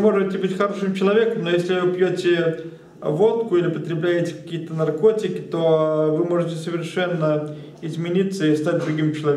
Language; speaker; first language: Russian; native; Russian